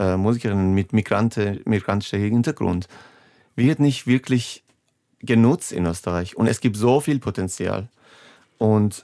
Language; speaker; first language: German; non-native, fluent; Persian